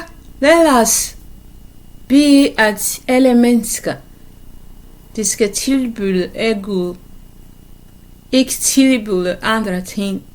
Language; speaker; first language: Danish; non-native, learner; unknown